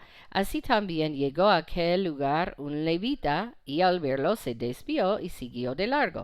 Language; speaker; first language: Spanish; non-native, fluent; English